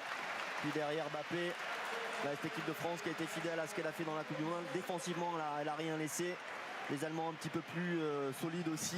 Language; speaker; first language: French; native; French